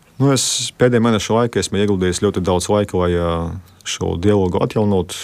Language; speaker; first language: Latvian; non-native, local second language; Russian